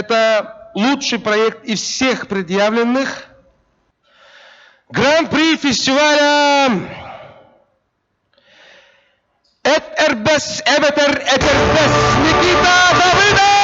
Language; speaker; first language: Russian; native; Russian